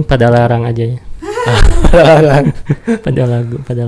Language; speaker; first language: Indonesian; native; Indonesian